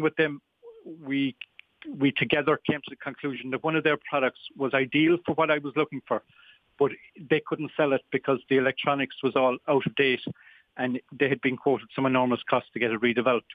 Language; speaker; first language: English; native; English